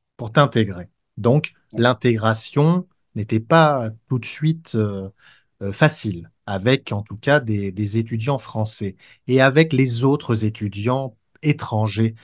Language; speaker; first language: French; native; French